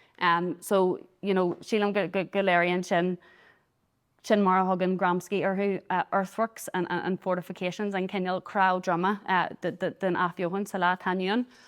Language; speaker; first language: Irish; native; Irish